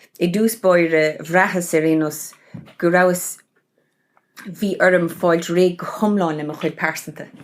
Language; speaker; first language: Irish; non-native, local second language; English